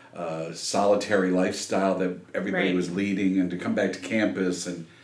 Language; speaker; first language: English; native; English